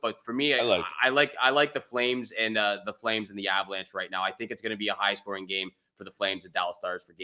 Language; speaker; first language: English; native; English